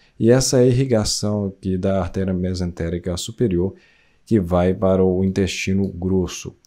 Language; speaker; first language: Portuguese; native; Portuguese